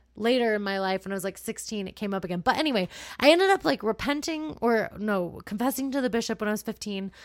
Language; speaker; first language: English; native; English